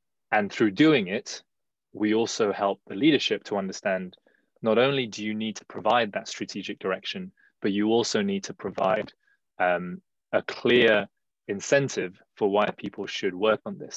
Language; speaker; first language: English; early bilingual, other home language; Chinese